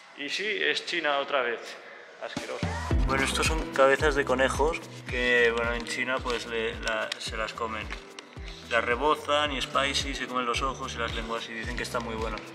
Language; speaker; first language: Spanish; native; Spanish